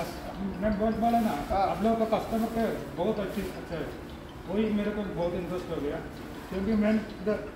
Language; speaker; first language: Hindi; non-native, local second language; Malayalam